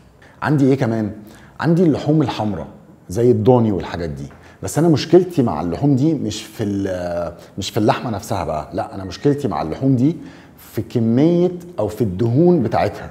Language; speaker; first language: Arabic; native; Arabic